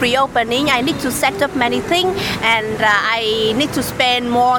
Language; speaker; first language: English; non-native, learner; Vietnamese